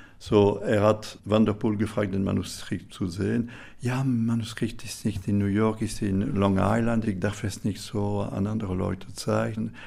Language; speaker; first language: German; non-native, fluent; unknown